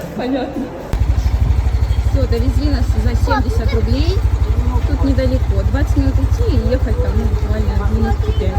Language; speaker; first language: Russian; native; Russian